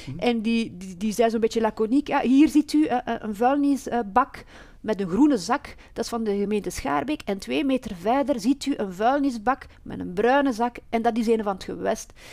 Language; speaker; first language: Dutch; native; Dutch